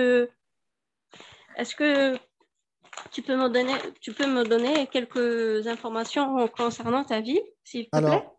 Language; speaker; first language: French; non-native, learner; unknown